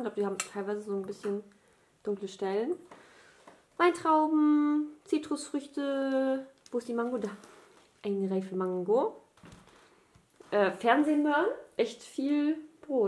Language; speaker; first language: German; native; German